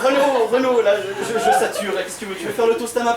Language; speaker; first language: French; native; French